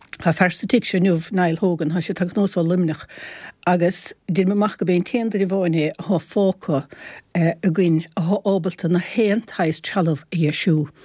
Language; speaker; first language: Irish; native; Irish